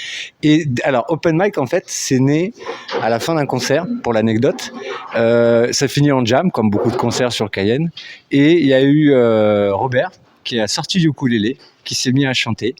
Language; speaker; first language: French; native; French